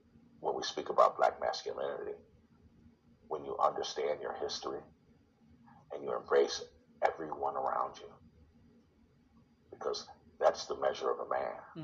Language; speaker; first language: English; native; English